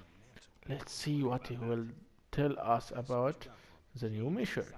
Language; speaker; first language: English; non-native, learner; Arabic